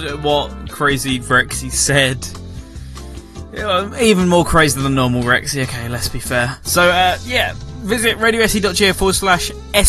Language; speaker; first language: English; native; English